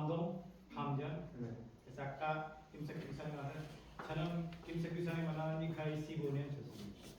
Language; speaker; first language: Korean; non-native, fluent; Hindi